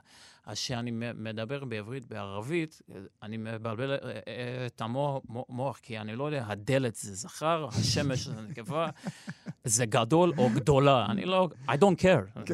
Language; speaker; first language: Hebrew; non-native, local second language; Armenian